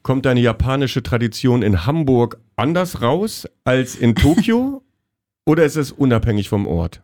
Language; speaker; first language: German; native; German